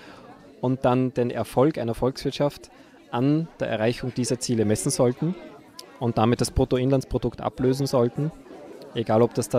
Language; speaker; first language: German; native; German